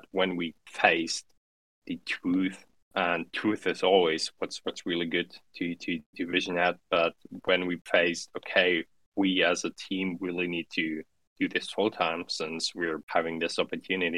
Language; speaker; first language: English; non-native, fluent; German